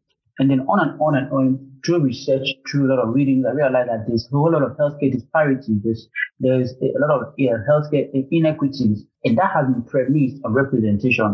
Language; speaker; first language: English; non-native, local second language; Igbo